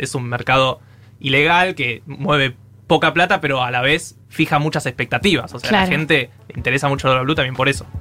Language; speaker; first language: Spanish; native; Spanish